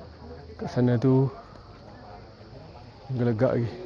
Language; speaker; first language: Malay; native; Malay